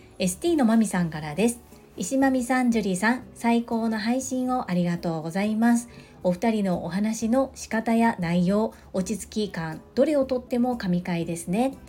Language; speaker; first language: Japanese; native; Japanese